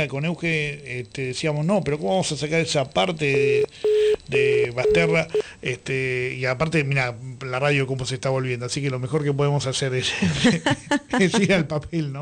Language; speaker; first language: Spanish; native; Spanish